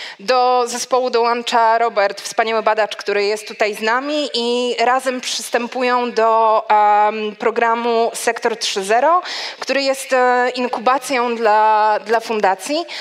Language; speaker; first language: Polish; native; Polish